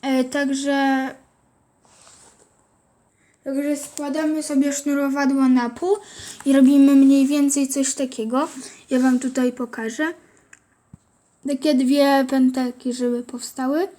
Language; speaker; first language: Polish; native; Polish